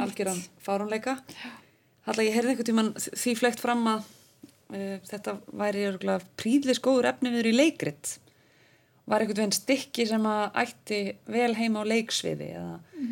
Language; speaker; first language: Icelandic; native; Icelandic